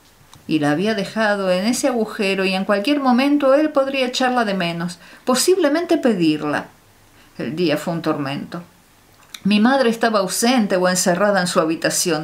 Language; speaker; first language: Spanish; native; Spanish